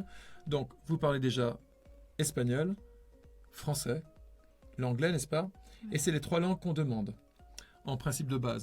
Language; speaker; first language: French; native; French